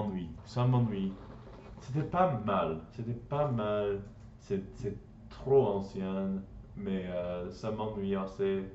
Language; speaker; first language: French; non-native, learner; English